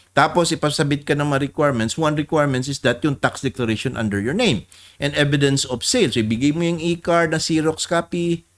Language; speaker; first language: Filipino; native; Filipino